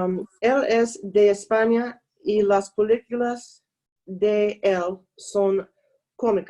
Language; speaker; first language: Spanish; non-native, learner; English